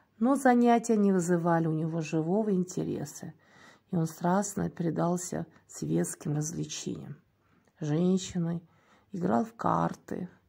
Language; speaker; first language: Russian; non-native, local second language; Kyrgyz